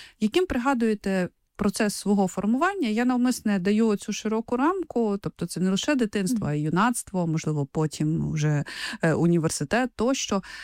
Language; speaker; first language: Ukrainian; native; Ukrainian